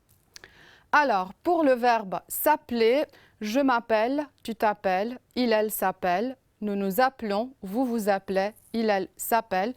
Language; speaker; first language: French; non-native, fluent; Romanian